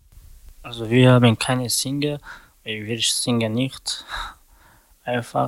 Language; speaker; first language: German; non-native, learner; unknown